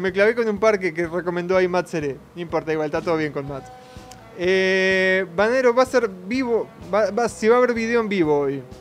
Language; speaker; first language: Spanish; native; Spanish